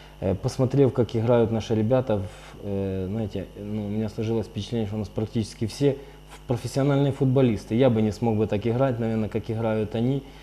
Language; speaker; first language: Russian; native; Russian